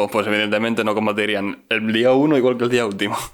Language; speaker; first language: Spanish; native; Spanish